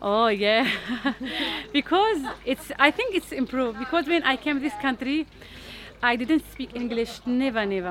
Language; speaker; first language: English; non-native, learner; Arabic